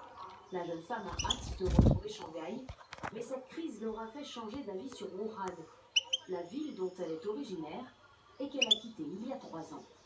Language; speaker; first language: French; native; French